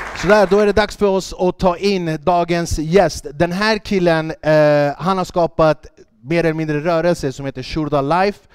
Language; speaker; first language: Swedish; early bilingual, other home language; Kurdish